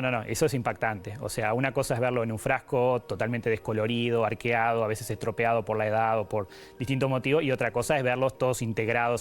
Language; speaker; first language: Spanish; native; Spanish